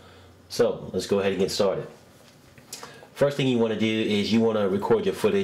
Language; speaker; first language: English; native; English